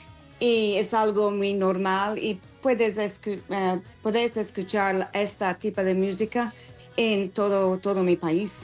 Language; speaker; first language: Spanish; non-native, fluent; English